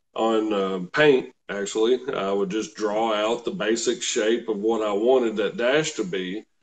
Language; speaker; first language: English; native; English